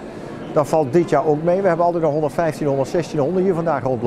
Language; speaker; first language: Dutch; native; Dutch